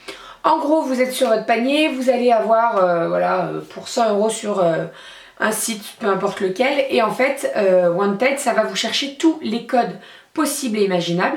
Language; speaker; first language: French; native; French